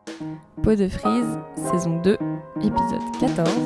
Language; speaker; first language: French; native; French